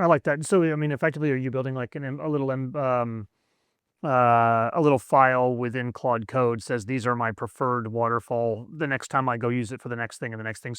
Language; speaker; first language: English; native; English